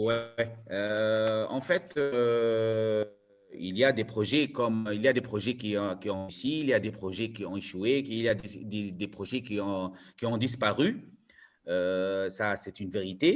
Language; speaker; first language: French; non-native, local second language; Arabic